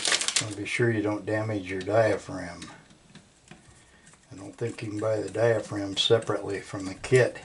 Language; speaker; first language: English; native; English